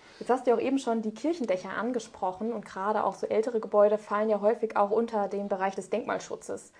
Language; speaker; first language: German; native; German